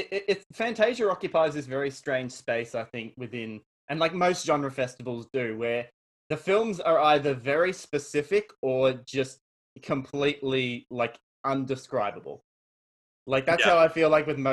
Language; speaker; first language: English; native; English